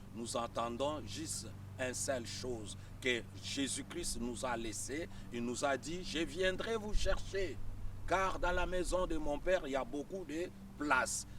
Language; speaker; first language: French; non-native, local second language; Lingala